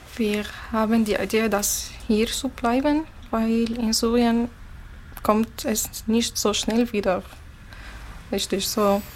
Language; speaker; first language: German; non-native, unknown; Arabic